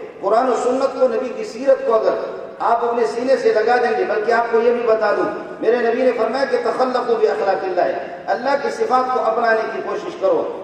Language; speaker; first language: Urdu; non-native, local second language; Brahui